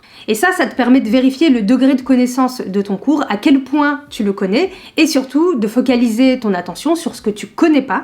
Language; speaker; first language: French; native; French